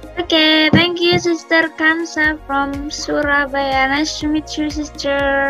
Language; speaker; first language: English; non-native, learner; Indonesian